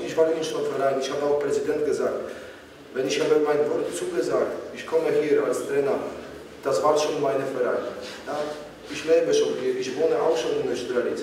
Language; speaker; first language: German; non-native, learner; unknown